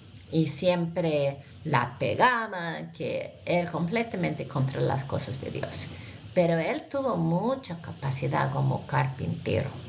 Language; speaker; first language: Spanish; non-native, fluent; English